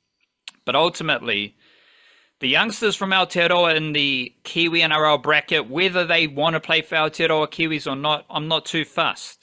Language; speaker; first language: English; native; English